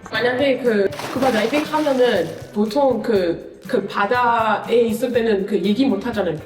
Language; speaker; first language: Korean; non-native, fluent; French